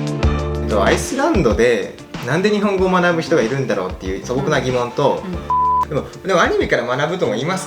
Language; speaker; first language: Japanese; native; Japanese